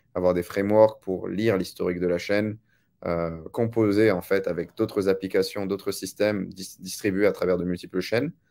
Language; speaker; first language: French; native; French